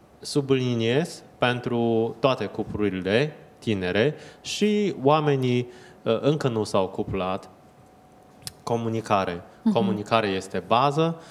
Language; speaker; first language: Romanian; non-native, fluent; Chinese